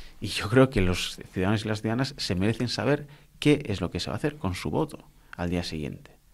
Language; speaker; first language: Spanish; non-native, local second language; Basque